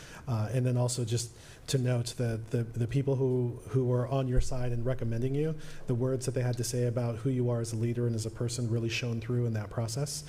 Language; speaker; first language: English; native; English